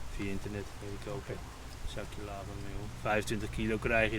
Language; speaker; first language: Dutch; native; Dutch